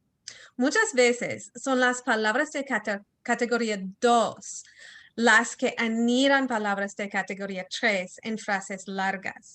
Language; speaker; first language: Spanish; early bilingual, heritage; Spanish